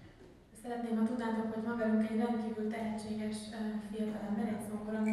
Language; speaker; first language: Hungarian; native; Hungarian